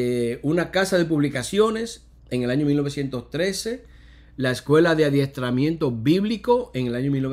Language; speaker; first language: Spanish; native; Spanish